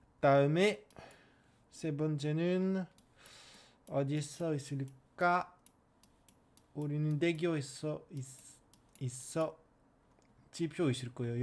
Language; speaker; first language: Korean; non-native, learner; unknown